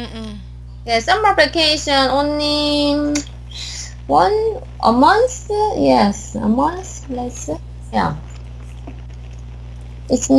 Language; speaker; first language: English; non-native, learner; Korean